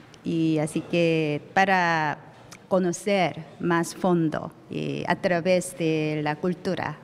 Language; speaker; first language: Spanish; non-native, learner; Korean